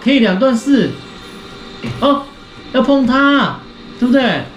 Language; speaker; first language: Chinese; native; Chinese